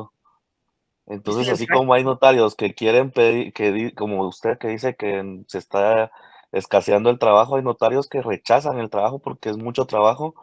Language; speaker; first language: Spanish; native; Spanish